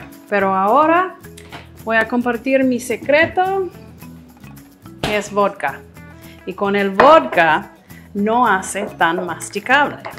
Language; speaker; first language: Spanish; non-native, fluent; English